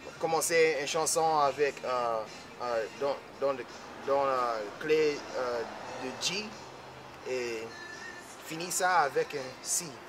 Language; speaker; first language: French; non-native, learner; English